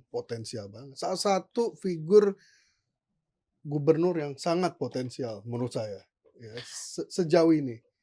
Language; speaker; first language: Indonesian; native; Indonesian